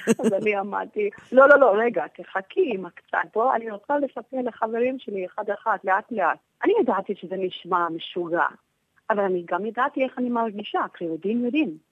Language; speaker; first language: Hebrew; non-native, fluent; English